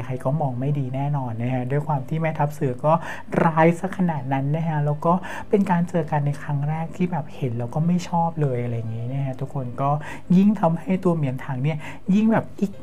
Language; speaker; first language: Thai; native; Thai